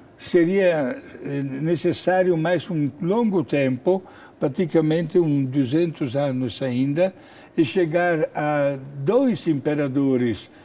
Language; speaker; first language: Portuguese; non-native, fluent; Italian